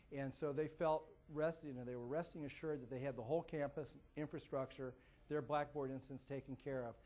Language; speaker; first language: English; native; English